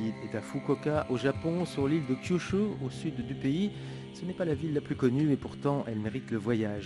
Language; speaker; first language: French; native; French